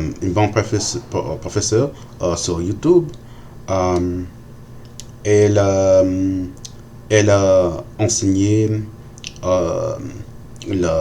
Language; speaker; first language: French; non-native, learner; English